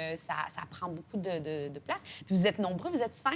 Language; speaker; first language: French; native; French